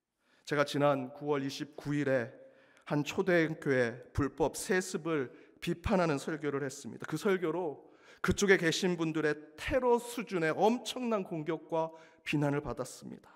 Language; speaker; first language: Korean; native; Korean